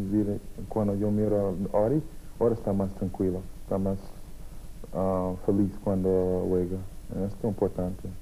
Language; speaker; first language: Catalan; non-native, learner; English